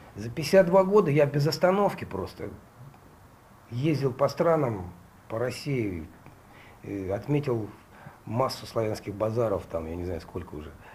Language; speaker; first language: Russian; native; Russian